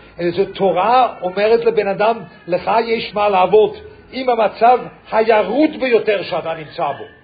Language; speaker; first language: Hebrew; non-native, fluent; English